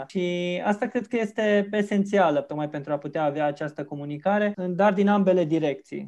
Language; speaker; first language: Romanian; native; Romanian